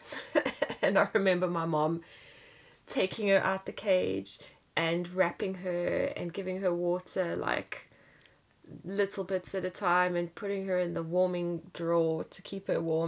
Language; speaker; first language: English; native; English